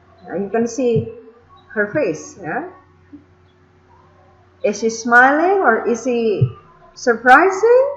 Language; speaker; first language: English; non-native, fluent; Indonesian